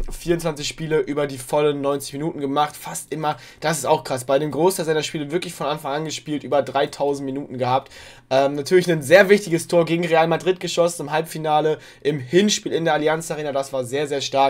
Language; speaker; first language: German; native; German